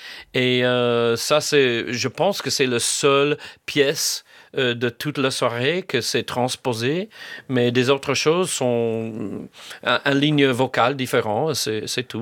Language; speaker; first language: French; non-native, fluent; English